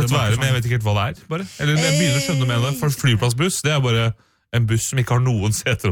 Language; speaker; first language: Norwegian; native; Norwegian